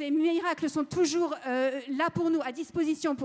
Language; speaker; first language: French; native; French